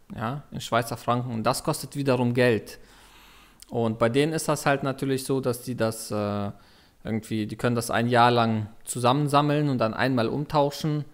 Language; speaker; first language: German; non-native, fluent; Russian